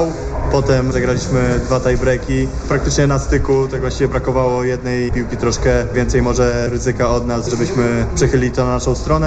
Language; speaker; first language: Polish; native; Polish